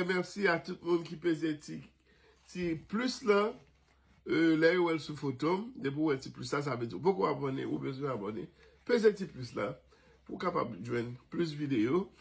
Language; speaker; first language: French; non-native, local second language; Haitian Creole